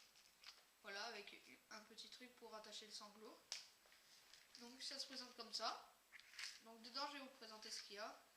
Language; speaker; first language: French; native; French